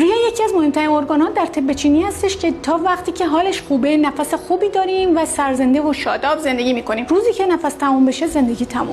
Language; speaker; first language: Persian; native; Persian